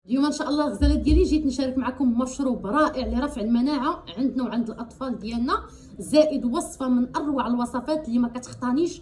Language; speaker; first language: Arabic; native; Arabic